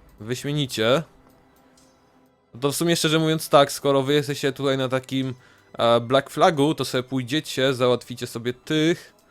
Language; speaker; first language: Polish; native; Polish